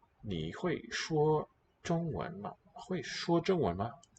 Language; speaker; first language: Chinese; non-native, learner; English